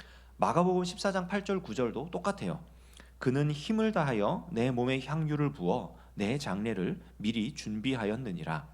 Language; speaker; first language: Korean; native; Korean